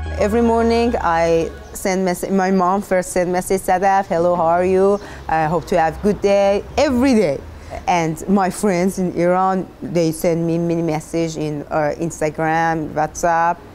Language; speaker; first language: English; non-native, learner; Persian